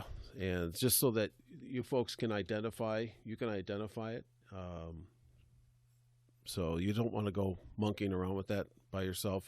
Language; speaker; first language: English; native; English